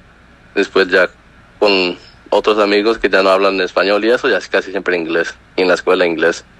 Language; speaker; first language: Spanish; early bilingual, heritage; Spanish